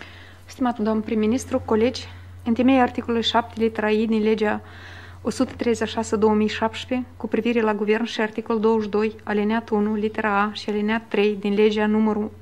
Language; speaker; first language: Romanian; native; Romanian